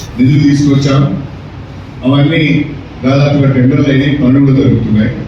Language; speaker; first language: Telugu; native; Telugu